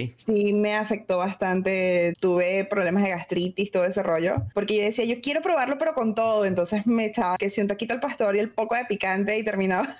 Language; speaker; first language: Spanish; native; Spanish